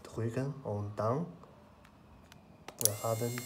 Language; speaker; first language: German; non-native, learner; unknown